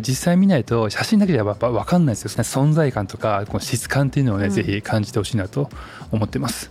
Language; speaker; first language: Japanese; native; Japanese